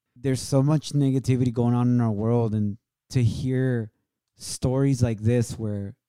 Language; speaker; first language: English; early bilingual, other home language; Spanish